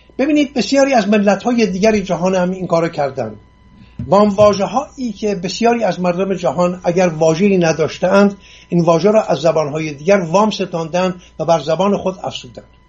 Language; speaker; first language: Persian; non-native, local second language; Assyrian Neo-Aramaic